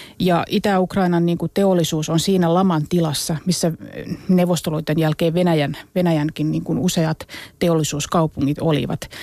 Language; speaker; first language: Finnish; native; Finnish